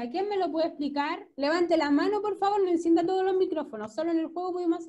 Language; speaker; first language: Spanish; native; Spanish